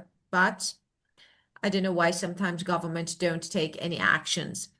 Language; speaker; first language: English; non-native, fluent; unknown